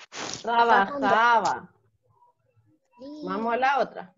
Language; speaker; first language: Spanish; native; Spanish